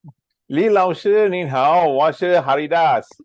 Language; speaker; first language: Chinese; non-native, learner; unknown